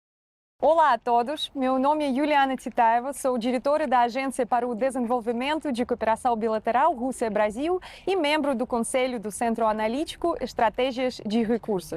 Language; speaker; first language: Portuguese; non-native, fluent; Russian